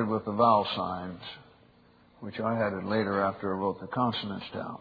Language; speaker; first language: English; native; English